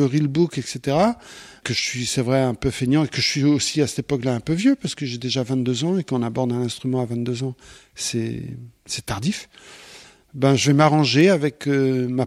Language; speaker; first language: French; native; French